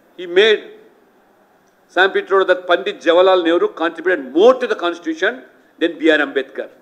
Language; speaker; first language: English; non-native, local second language; Telugu